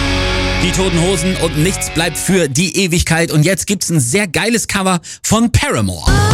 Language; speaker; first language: German; native; German